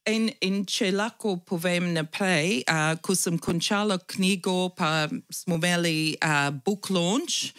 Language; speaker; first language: Slovenian; early bilingual, heritage; English